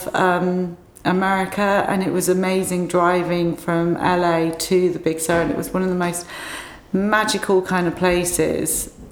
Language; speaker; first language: English; native; English